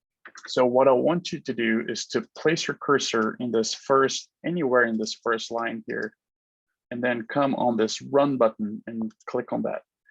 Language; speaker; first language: English; non-native, fluent; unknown